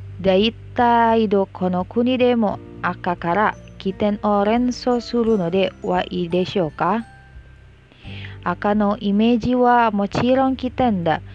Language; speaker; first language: Japanese; non-native, learner; Indonesian